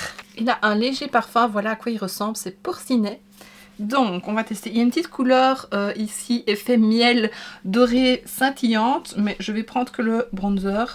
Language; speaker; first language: French; native; French